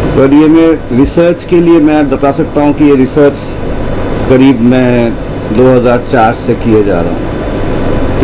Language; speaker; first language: Hindi; non-native, local second language; Assamese